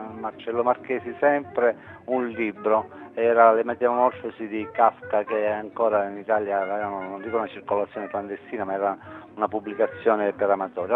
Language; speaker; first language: Italian; native; Italian